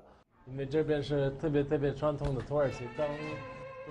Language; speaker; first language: Chinese; non-native, fluent; Turkmen